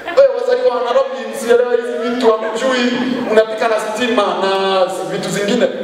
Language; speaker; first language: Swahili; non-native, local second language; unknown